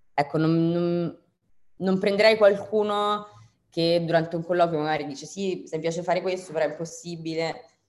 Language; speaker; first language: Italian; native; Italian